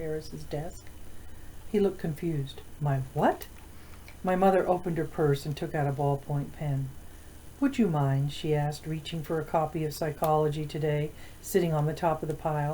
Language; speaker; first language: English; native; English